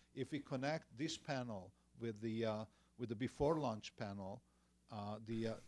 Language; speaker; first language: English; non-native, fluent; Hungarian